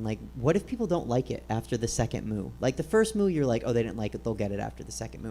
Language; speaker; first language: English; native; English